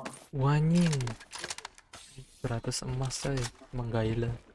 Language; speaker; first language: Indonesian; non-native, local second language; Javanese